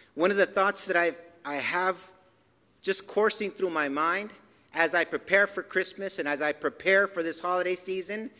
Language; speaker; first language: English; early bilingual, other home language; Spanish